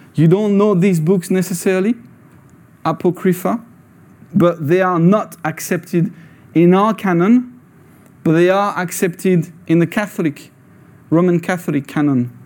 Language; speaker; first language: English; non-native, fluent; French